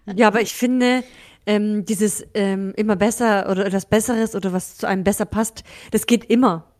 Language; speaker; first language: German; early bilingual, other home language; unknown